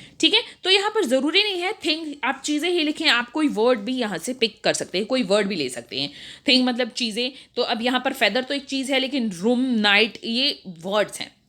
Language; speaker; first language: Hindi; native; Hindi